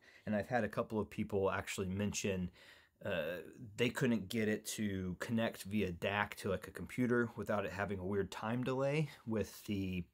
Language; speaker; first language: English; native; English